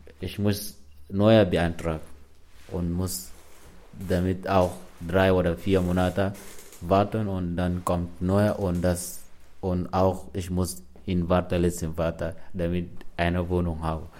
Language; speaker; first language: German; non-native, learner; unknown